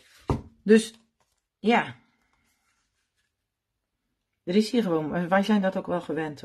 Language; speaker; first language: Dutch; native; Dutch